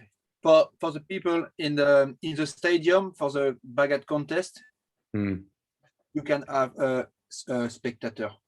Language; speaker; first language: English; non-native, learner; French